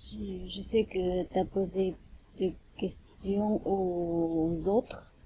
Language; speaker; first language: French; non-native, learner; Chinese